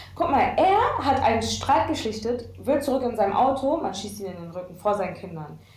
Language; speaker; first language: German; early bilingual, other home language; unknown